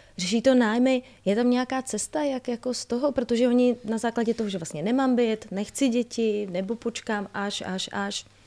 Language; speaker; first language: Czech; native; Czech